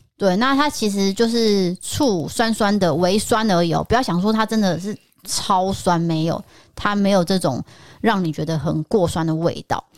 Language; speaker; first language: Chinese; native; Chinese